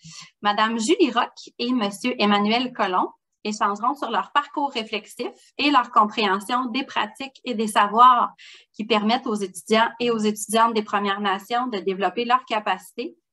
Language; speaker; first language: French; native; French